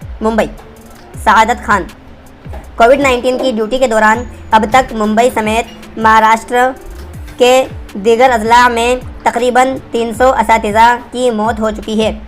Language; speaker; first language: Urdu; native; Urdu